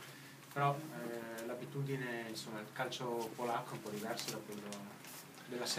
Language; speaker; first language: Italian; native; Italian